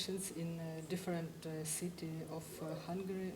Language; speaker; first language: English; non-native, fluent; Ukrainian